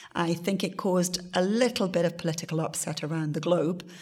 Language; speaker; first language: English; native; English